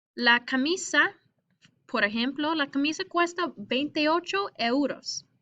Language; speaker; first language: Spanish; non-native, fluent; English